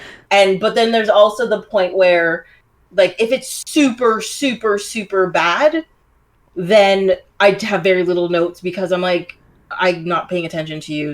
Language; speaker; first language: English; native; English